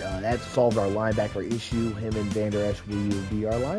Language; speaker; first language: English; native; English